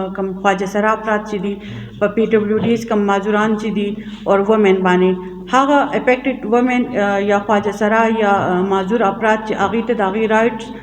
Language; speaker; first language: Pashto; native; Pashto